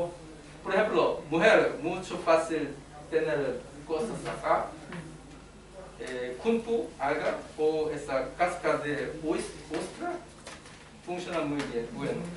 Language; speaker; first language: Spanish; non-native, learner; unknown